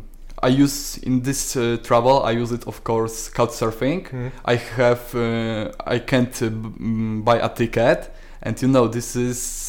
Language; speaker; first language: English; non-native, learner; Polish